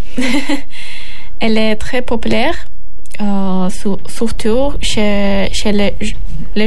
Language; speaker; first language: French; non-native, learner; Turkish